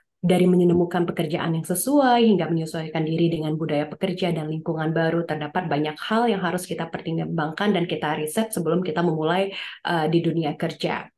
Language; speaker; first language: Indonesian; native; Indonesian